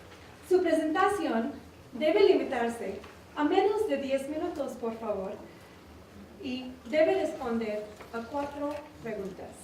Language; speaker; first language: Spanish; non-native, learner; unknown